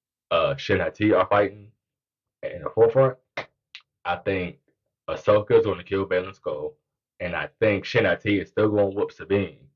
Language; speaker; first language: English; native; English